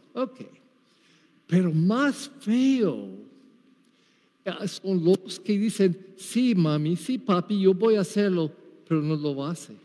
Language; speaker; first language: Spanish; non-native, learner; English